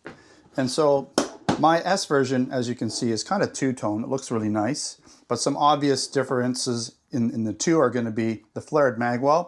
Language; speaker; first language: English; native; English